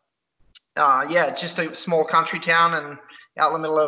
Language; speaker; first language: English; native; English